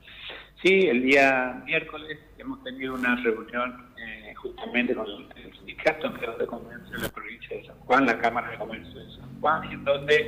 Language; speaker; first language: Spanish; native; Spanish